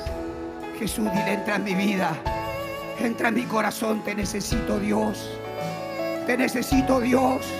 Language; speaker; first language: Spanish; native; Spanish